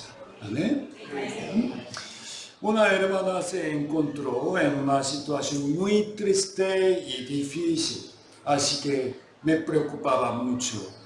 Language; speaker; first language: Spanish; non-native, fluent; Korean